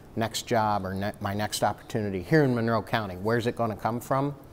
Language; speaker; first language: English; native; English